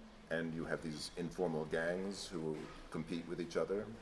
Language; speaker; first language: English; native; English